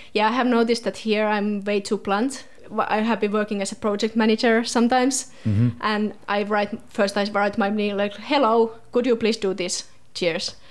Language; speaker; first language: English; non-native, fluent; Finnish